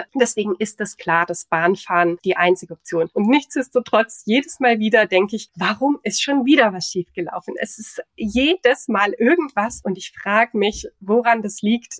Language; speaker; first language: German; native; German